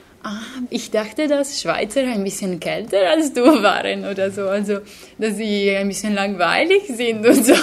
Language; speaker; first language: German; non-native, fluent; Slovenian